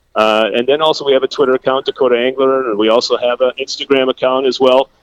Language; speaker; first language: English; native; English